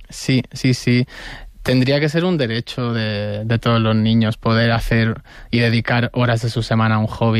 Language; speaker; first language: Spanish; native; Spanish